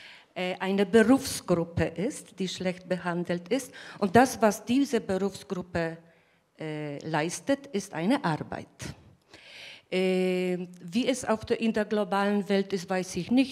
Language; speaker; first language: German; non-native, fluent; Polish